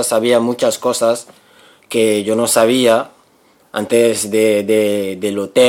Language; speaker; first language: Spanish; non-native, learner; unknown